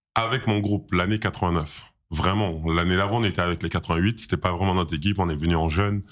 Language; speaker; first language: French; native; French